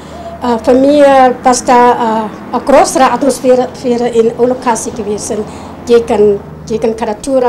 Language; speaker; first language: German; non-native, local second language; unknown